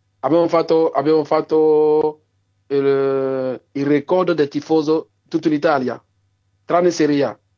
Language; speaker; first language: Italian; non-native, learner; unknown